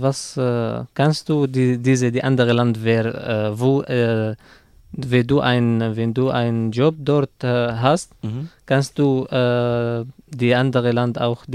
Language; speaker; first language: German; non-native, learner; Arabic